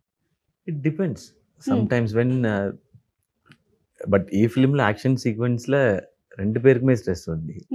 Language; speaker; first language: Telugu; non-native, learner; Tamil